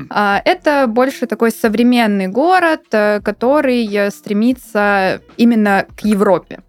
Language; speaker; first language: Russian; native; Russian